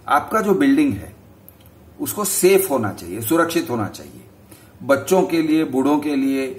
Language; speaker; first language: Hindi; non-native, local second language; Gujarati